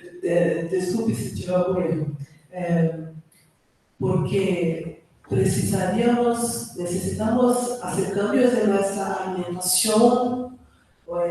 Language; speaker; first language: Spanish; non-native, fluent; Portuguese